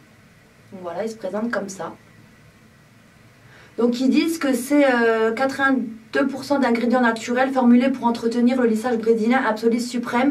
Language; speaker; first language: French; native; French